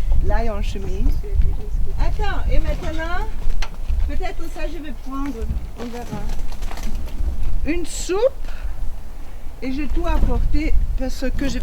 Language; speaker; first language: French; non-native, fluent; German